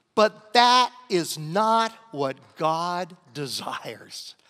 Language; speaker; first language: English; native; English